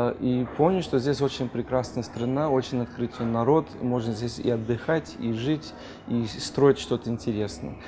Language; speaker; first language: Russian; non-native, fluent; English